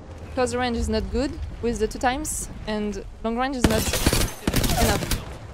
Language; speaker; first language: English; non-native, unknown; French